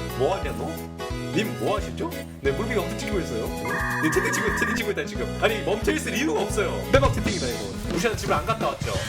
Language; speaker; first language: Korean; native; Korean